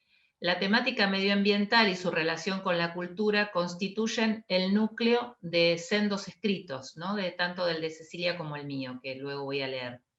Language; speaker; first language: Spanish; native; Spanish